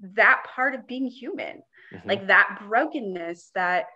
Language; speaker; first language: English; native; English